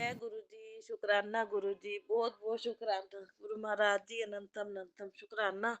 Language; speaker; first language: Hindi; non-native, local second language; Punjabi